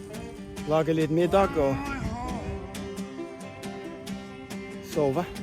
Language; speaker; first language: Norwegian; non-native, fluent; English